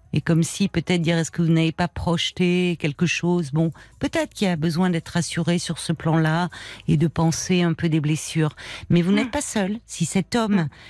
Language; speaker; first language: French; native; French